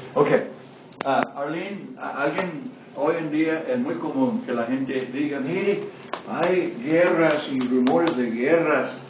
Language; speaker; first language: Spanish; non-native, fluent; English